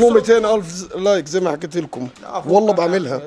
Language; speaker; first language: Arabic; native; Arabic